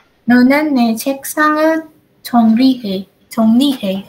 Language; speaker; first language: Korean; non-native, learner; Indonesian